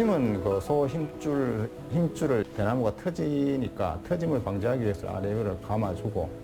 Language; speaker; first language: Korean; native; Korean